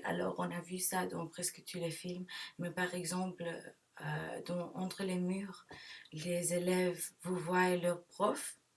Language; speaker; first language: French; non-native, learner; English